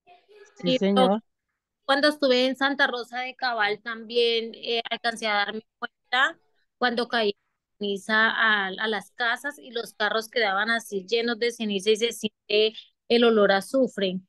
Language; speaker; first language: Spanish; native; Spanish